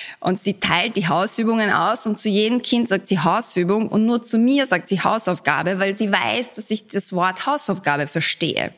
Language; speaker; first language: German; early bilingual, other home language; Bosnian